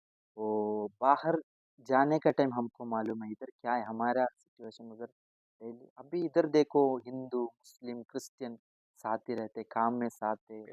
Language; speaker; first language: Hindi; non-native, local second language; Malayalam